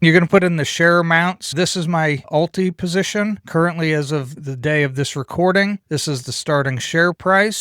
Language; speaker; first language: English; native; English